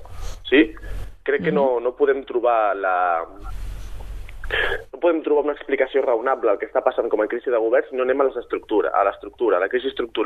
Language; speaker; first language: Catalan; native; Catalan